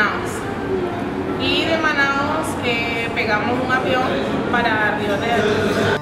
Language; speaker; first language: Portuguese; non-native, learner; Spanish